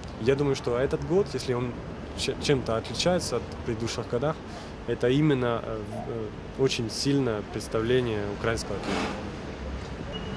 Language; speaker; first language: Russian; non-native, fluent; French